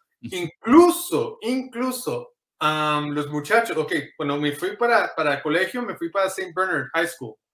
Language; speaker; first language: Spanish; early bilingual, heritage; Spanish